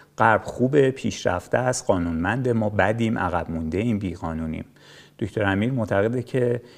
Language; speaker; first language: Persian; native; Persian